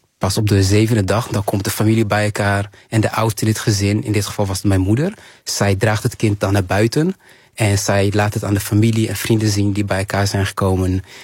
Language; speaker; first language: Dutch; early bilingual, other home language; Kinyarwanda